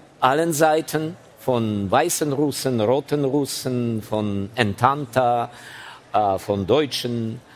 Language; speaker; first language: German; non-native, fluent; Ukrainian